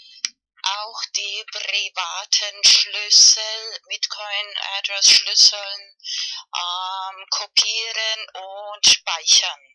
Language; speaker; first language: German; non-native, fluent; Spanish